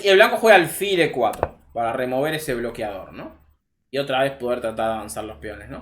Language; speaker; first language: Spanish; native; Spanish